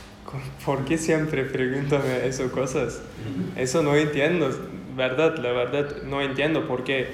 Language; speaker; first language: Spanish; non-native, learner; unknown